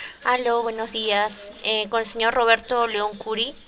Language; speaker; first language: Spanish; native; Spanish